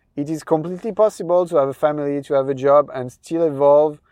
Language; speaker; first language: English; non-native, fluent; French